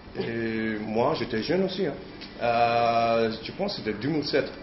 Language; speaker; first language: French; non-native, learner; English